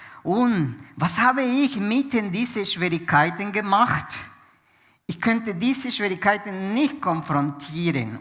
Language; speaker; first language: German; non-native, fluent; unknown